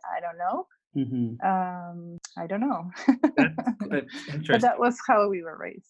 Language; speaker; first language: English; non-native, fluent; Spanish